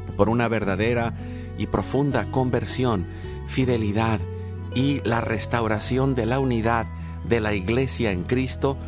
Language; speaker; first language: Spanish; native; Spanish